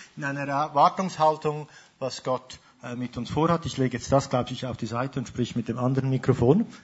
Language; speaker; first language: German; native; German